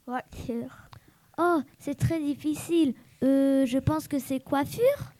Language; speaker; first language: French; non-native, learner; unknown